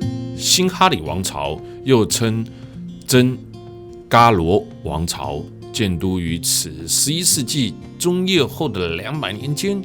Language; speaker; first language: Chinese; native; Chinese